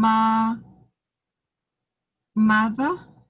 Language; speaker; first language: Arabic; non-native, learner; English